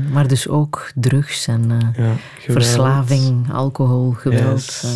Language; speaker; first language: Dutch; native; Dutch